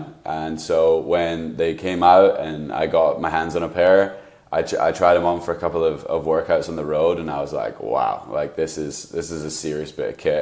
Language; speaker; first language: English; native; English